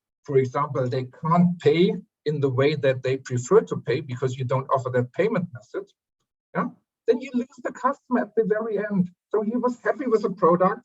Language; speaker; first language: English; non-native, fluent; German